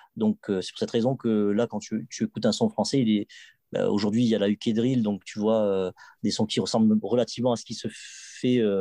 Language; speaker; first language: French; native; French